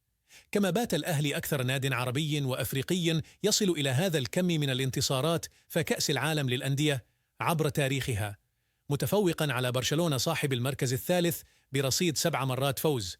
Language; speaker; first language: Arabic; native; Arabic